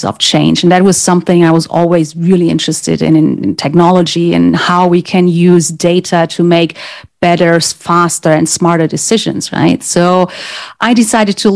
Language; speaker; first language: English; non-native, fluent; German